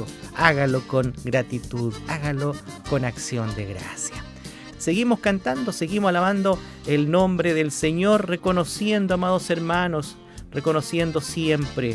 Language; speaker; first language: Spanish; native; Spanish